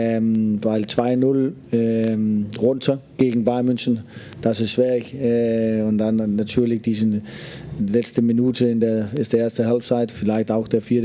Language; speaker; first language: German; non-native, learner; Danish